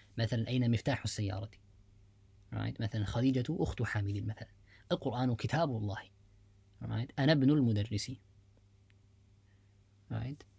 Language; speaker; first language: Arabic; non-native, fluent; English